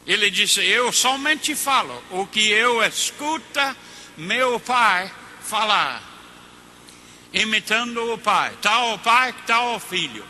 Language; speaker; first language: Portuguese; non-native, fluent; English